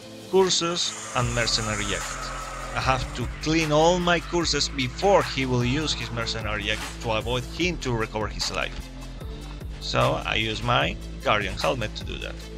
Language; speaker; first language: English; non-native, learner; Spanish